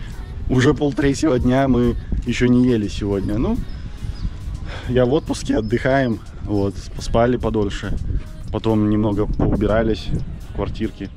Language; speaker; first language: Russian; native; Russian